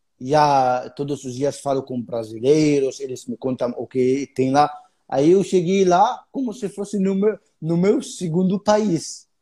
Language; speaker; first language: Portuguese; non-native, fluent; Arabic